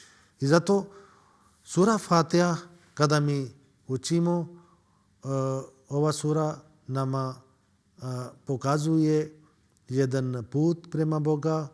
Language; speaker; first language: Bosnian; non-native, learner; Urdu